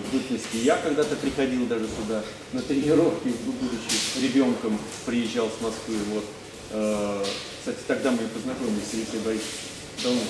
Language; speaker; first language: Russian; native; Russian